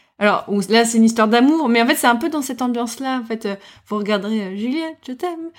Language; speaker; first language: French; early bilingual, heritage; French